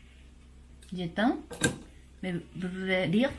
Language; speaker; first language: French; non-native, learner; Japanese